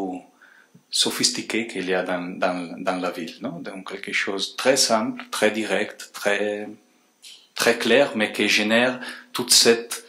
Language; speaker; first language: French; non-native, fluent; Spanish